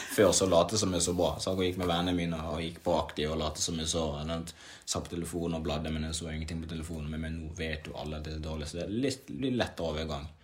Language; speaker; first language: Norwegian; early bilingual, other home language; Swahili